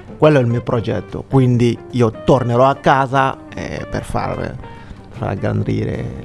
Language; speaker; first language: Italian; non-native, fluent; Wolof